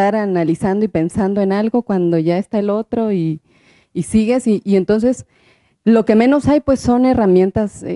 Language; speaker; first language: Spanish; native; Spanish